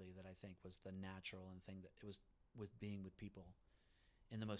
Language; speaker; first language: English; early bilingual, other home language; Spanish